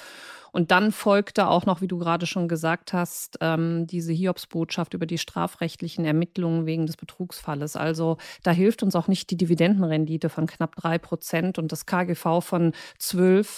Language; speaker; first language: German; native; German